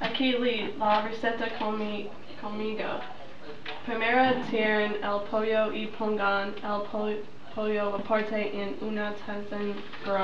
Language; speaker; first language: Spanish; non-native, learner; English